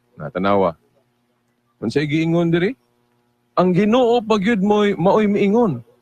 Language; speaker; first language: Cebuano; native; Cebuano